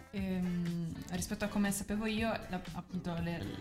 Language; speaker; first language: Italian; early bilingual, other home language; Arabic